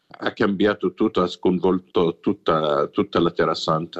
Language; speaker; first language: Italian; non-native, fluent; Arabic